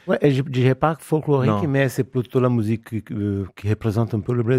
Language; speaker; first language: French; non-native, fluent; Portuguese